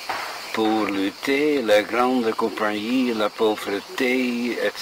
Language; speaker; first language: French; non-native, fluent; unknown